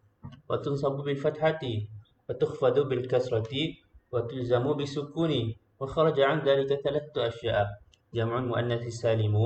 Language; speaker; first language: Arabic; non-native, fluent; Malay